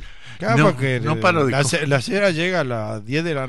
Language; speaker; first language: Spanish; native; Spanish